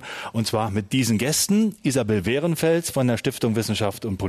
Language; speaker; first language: German; native; German